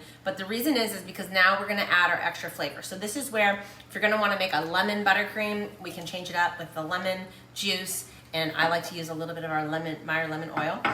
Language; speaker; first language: English; native; English